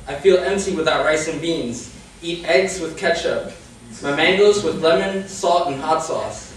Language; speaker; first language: English; early bilingual, other home language; Spanish